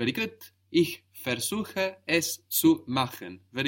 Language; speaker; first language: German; non-native, fluent; English